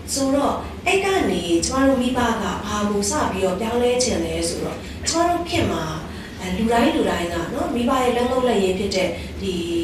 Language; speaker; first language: Burmese; non-native, local second language; Shan